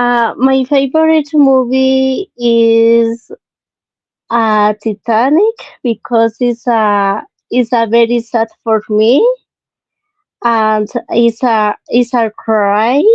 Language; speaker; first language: English; non-native, learner; Spanish